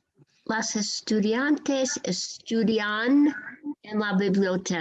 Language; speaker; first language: Spanish; non-native, learner; English